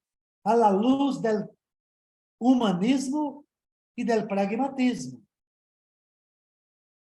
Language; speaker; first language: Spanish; non-native, learner; Portuguese